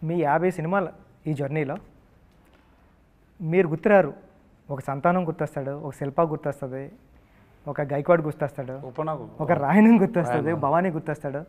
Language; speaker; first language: Telugu; native; Telugu